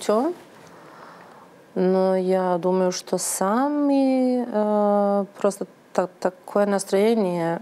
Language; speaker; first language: Russian; non-native, learner; Serbian